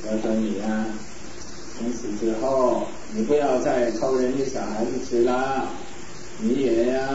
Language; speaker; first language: Chinese; native; Chinese